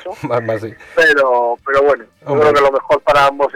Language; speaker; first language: Spanish; native; Spanish